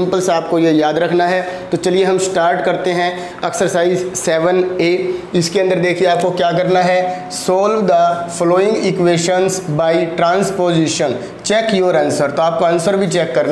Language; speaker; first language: Hindi; native; Hindi